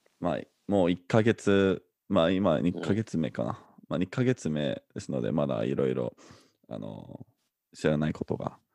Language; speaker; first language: Japanese; non-native, fluent; English